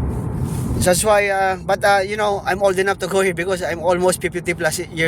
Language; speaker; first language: English; non-native, local second language; Filipino